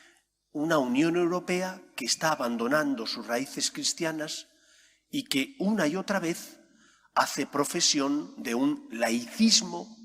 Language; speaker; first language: Spanish; native; Spanish